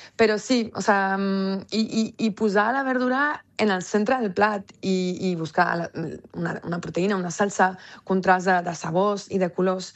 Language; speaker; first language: Catalan; early bilingual, other home language; French